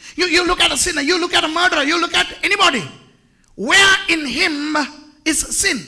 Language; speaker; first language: English; non-native, local second language; Tamil